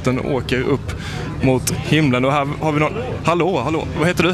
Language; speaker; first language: Swedish; native; Swedish